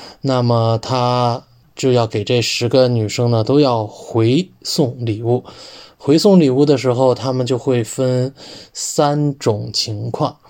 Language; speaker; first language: Chinese; native; Chinese